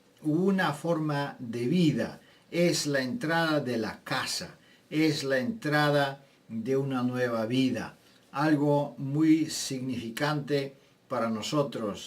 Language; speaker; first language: Spanish; non-native, fluent; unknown